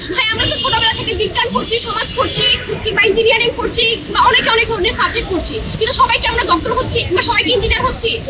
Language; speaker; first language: Bangla; non-native, local second language; Chakma